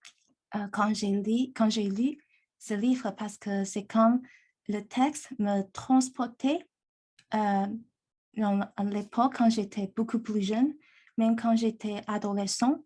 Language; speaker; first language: French; non-native, learner; Chinese